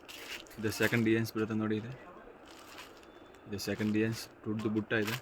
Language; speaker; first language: Kannada; non-native, local second language; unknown